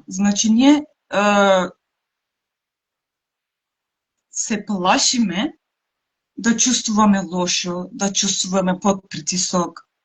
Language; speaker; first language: Macedonian; non-native, local second language; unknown